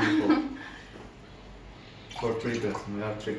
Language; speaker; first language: English; non-native, learner; Turkish